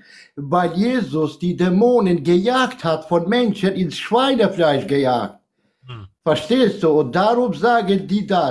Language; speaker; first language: German; non-native, fluent; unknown